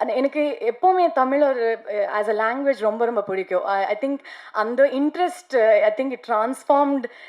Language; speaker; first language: Tamil; non-native, learner; Kannada